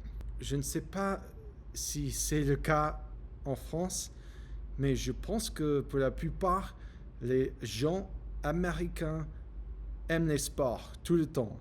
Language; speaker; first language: French; non-native, learner; English